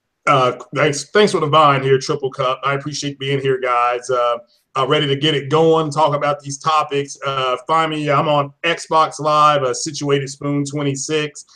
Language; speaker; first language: English; native; English